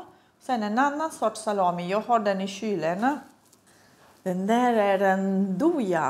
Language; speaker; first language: Swedish; non-native, fluent; Italian